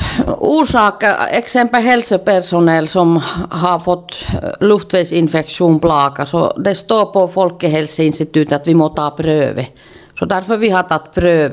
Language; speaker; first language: Swedish; non-native, local second language; Finnish